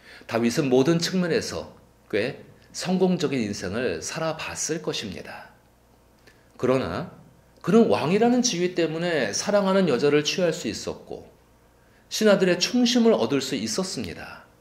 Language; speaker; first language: Korean; native; Korean